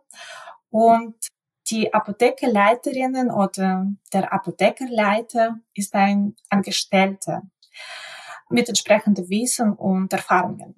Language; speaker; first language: German; non-native, local second language; Ukrainian